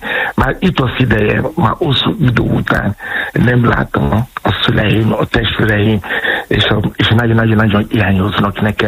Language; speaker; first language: Hungarian; non-native, fluent; Yoruba